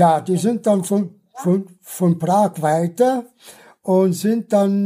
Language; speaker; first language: German; early bilingual, other home language; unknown